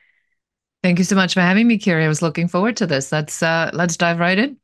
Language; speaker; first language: English; non-native, fluent; German